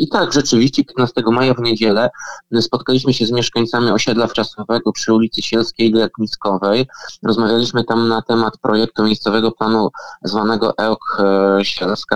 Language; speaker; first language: Polish; native; Polish